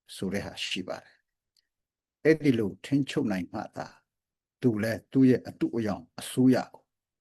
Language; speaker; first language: Burmese; non-native, local second language; Hakha Chin